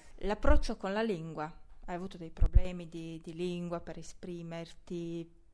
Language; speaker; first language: Italian; native; Italian